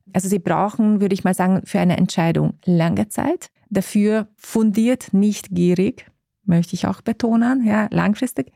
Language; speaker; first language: German; non-native, fluent; Hungarian